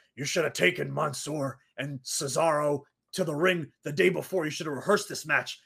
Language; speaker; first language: English; early bilingual, other home language; Arabic